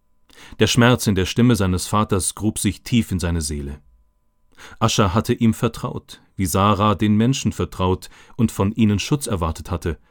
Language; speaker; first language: German; native; German